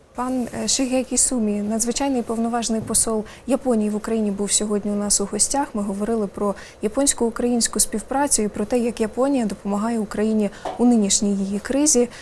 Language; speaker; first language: Ukrainian; native; Ukrainian